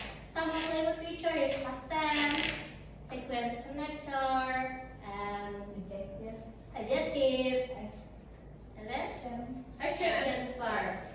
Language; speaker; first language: English; non-native, learner; Indonesian